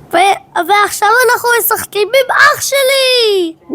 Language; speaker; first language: Hebrew; early bilingual, heritage; Hebrew